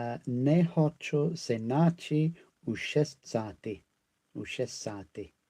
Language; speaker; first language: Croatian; non-native, learner; English